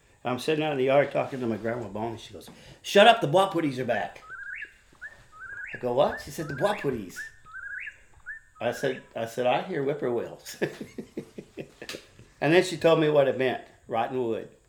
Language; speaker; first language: English; native; English